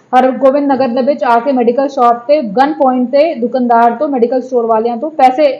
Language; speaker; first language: Hindi; non-native, local second language; Punjabi